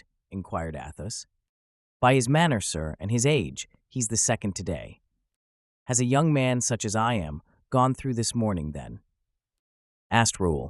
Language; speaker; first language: English; native; English